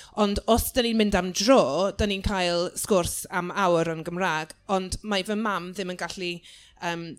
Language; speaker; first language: Welsh; non-native, learner; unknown